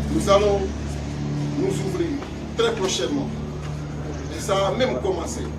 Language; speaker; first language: French; non-native, local second language; Wolof